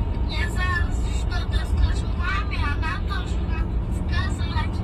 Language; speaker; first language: Russian; early bilingual, heritage; Russian